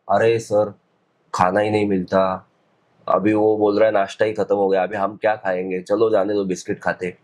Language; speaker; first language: Hindi; non-native, local second language; Marathi